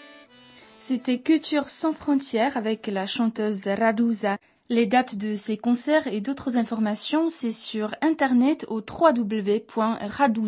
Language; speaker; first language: French; native; French